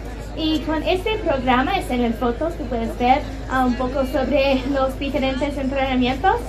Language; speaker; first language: Spanish; non-native, learner; English